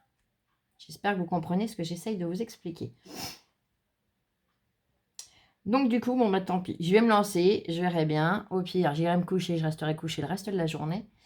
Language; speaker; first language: French; native; French